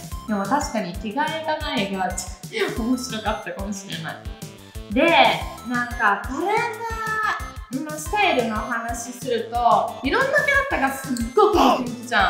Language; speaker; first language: Japanese; non-native, fluent; Italian